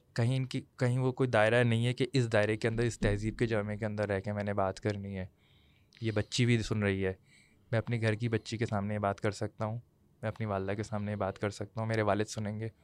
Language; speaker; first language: Urdu; native; Urdu